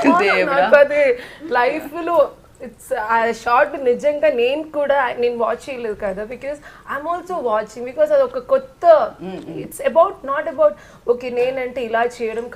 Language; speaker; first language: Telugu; non-native, learner; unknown